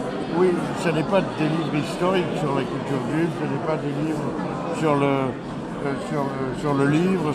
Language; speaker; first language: French; early bilingual, other home language; Yiddish